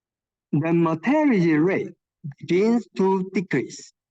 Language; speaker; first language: English; non-native, fluent; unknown